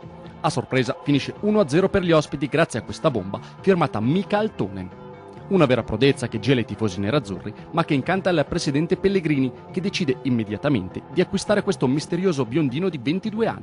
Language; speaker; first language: Italian; native; Italian